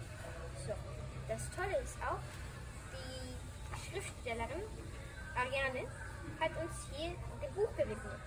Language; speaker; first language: German; early bilingual, heritage; German